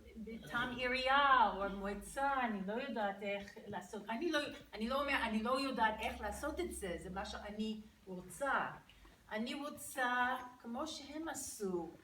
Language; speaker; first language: Hebrew; non-native, learner; English